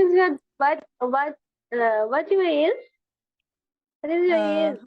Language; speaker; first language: English; non-native, learner; Hindi